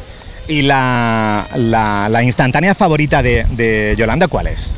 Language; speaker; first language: Spanish; native; Spanish